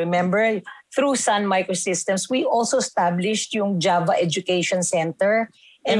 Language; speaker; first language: English; non-native, local second language; Filipino